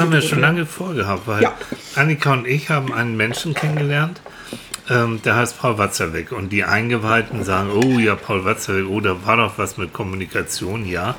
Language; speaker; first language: German; native; German